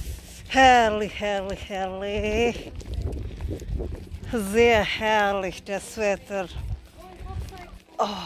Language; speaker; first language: German; non-native, learner; Indonesian